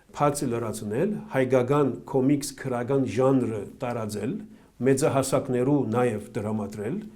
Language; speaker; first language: Armenian; early bilingual, heritage; Armenian